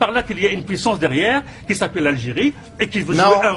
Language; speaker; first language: French; non-native, local second language; Arabic